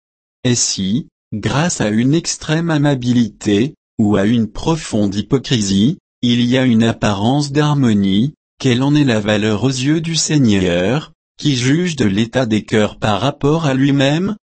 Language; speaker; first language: French; native; French